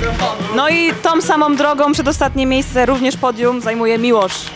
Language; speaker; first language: Polish; native; Polish